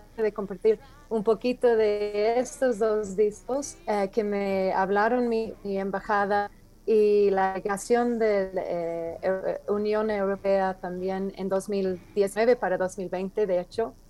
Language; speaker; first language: Spanish; non-native, fluent; English